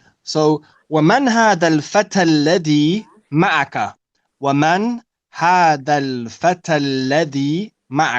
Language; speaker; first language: Arabic; non-native, fluent; English